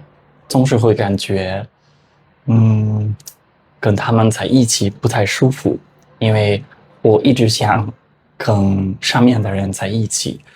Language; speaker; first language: Chinese; non-native, fluent; Spanish